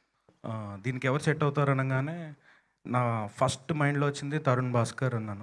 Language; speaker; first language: Telugu; native; Telugu